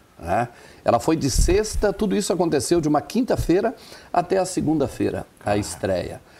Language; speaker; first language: Portuguese; non-native, local second language; German